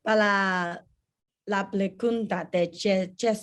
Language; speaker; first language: Spanish; non-native, learner; English